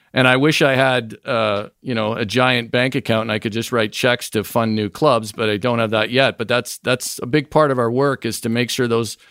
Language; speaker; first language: English; native; English